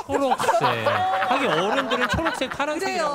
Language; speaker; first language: Korean; native; Korean